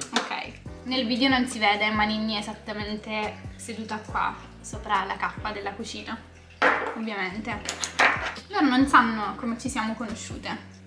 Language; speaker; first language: Italian; native; Italian